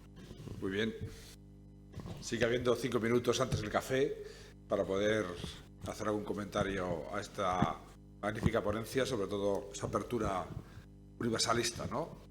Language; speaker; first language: Spanish; native; Spanish